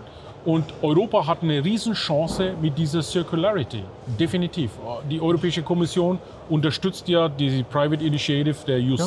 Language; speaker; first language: German; native; German